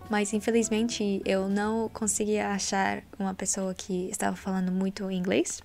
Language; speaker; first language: Portuguese; non-native, learner; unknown